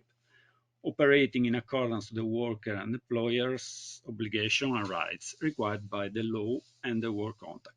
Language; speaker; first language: English; non-native, learner; Italian